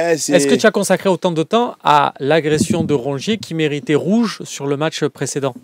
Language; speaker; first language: French; native; French